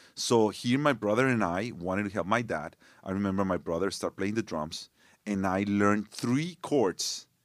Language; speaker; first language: English; non-native, fluent; Spanish